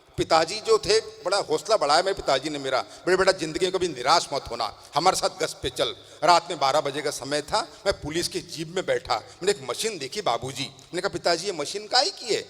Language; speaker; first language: Hindi; non-native, local second language; Tamil